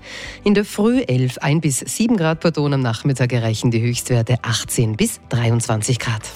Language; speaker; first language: German; native; German